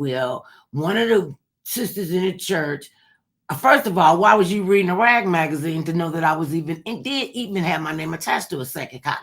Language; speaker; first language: English; native; English